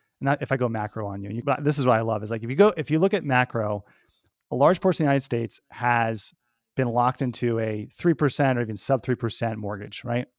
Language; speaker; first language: English; native; English